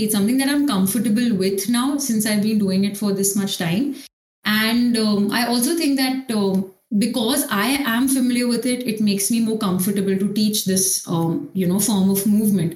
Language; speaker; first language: English; non-native, local second language; Hindi